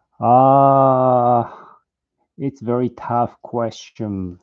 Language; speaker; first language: English; non-native, learner; Japanese